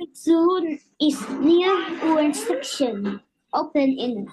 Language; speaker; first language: English; non-native, learner; Vietnamese